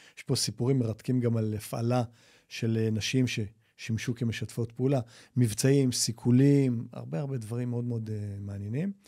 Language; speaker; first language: Hebrew; native; Hebrew